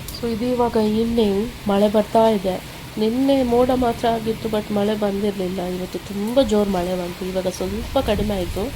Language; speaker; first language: Kannada; non-native, local second language; Konkani